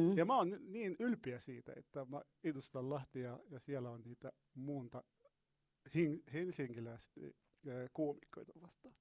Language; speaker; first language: Finnish; non-native, learner; Arabic